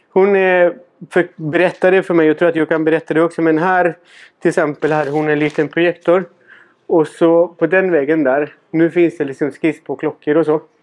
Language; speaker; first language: Swedish; non-native, fluent; Spanish